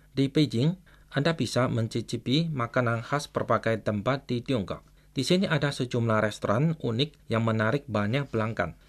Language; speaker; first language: Indonesian; non-native, fluent; Chinese